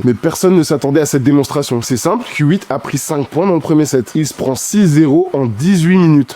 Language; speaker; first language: French; native; French